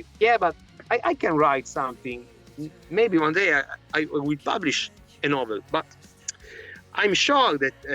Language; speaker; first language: English; non-native, fluent; Italian